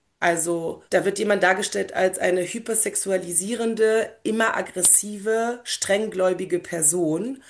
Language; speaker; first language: German; early bilingual, other home language; Polish